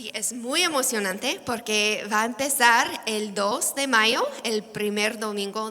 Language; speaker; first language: Spanish; non-native, fluent; English